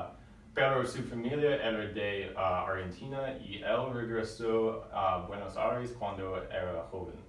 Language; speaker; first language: Spanish; non-native, learner; English